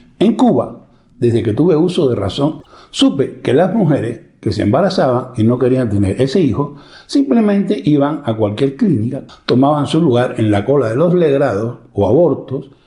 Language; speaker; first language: Spanish; native; Spanish